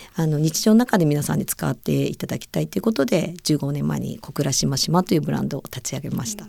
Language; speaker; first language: Japanese; native; Japanese